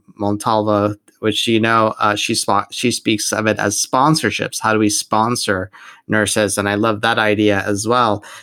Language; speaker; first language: English; non-native, fluent; Persian